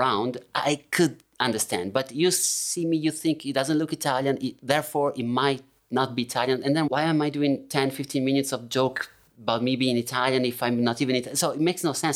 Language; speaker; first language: English; non-native, fluent; Italian